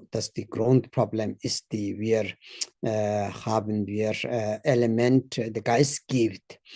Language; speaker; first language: German; non-native, learner; Tibetan